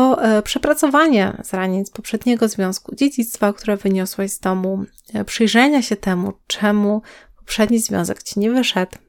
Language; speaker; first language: Polish; native; Polish